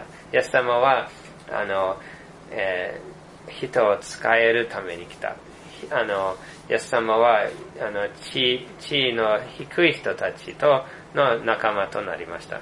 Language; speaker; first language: Japanese; non-native, fluent; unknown